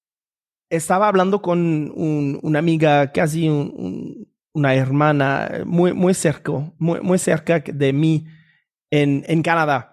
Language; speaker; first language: Spanish; non-native, fluent; French